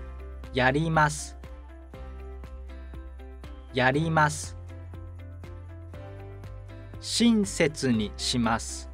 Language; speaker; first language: Japanese; native; Japanese